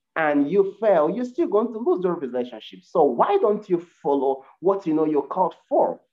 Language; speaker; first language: English; non-native, local second language; Igbo